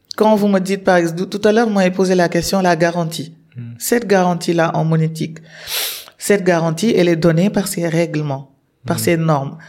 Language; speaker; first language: French; non-native, local second language; Wolof